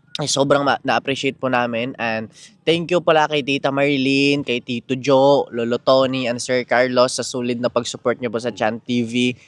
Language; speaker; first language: Filipino; native; Filipino